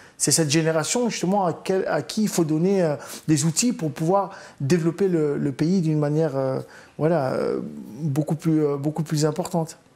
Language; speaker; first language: French; early bilingual, other home language; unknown